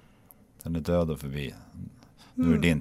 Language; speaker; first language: Swedish; native; Swedish